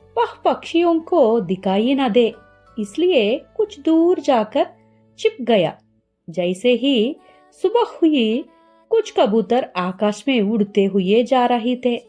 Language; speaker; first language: Hindi; non-native, learner; Telugu